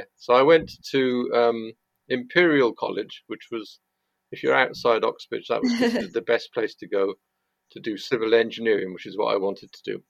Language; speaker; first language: English; native; English